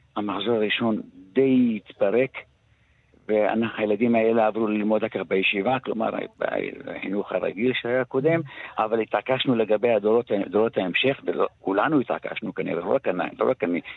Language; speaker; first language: Hebrew; early bilingual, other home language; Arabic